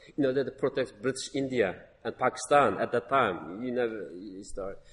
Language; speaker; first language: English; non-native, learner; Uyghur